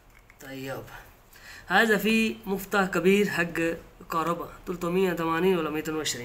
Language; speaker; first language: Arabic; non-native, learner; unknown